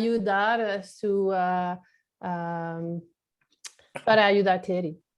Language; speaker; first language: Spanish; non-native, learner; English